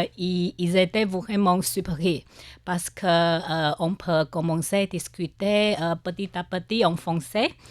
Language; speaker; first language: French; non-native, learner; Chinese